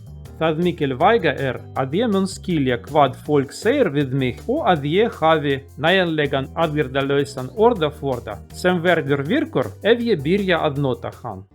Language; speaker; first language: Icelandic; non-native, learner; Russian